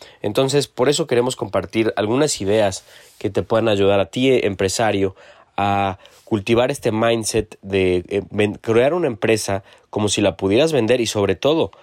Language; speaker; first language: Spanish; native; Spanish